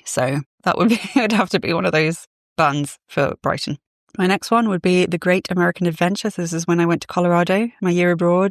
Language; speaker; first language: English; native; English